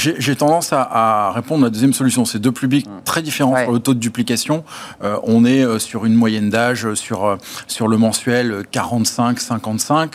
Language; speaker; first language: French; native; French